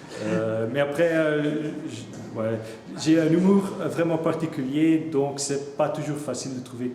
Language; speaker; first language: French; non-native, local second language; Dutch